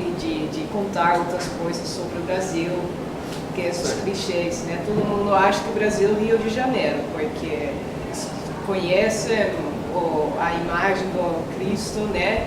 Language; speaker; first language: Portuguese; non-native, fluent; Dutch